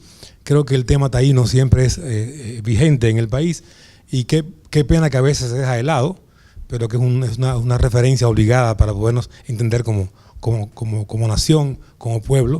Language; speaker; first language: Spanish; native; Spanish